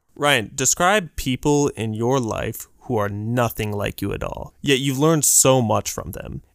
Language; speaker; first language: English; early bilingual, other home language; Urdu